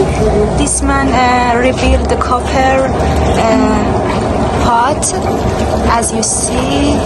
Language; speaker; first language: English; non-native, local second language; Persian